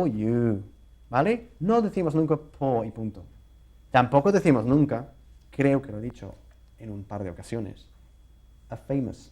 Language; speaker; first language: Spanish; non-native, fluent; English